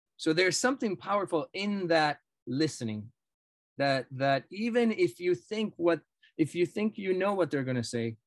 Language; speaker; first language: English; non-native, fluent; Spanish